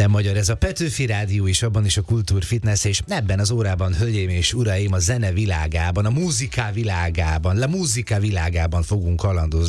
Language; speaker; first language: Hungarian; native; Hungarian